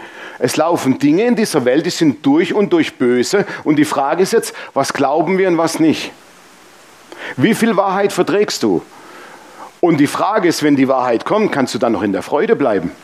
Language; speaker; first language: German; native; German